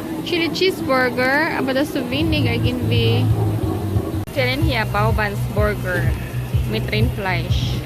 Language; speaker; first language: German; non-native, learner; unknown